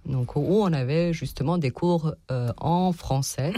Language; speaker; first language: French; non-native, fluent; Serbian